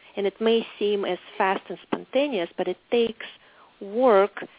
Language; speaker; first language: English; non-native, fluent; Russian